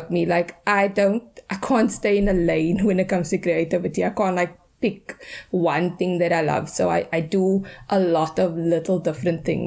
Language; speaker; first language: English; native; English